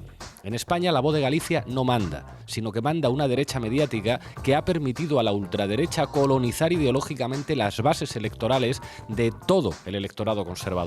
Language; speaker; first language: Spanish; native; Spanish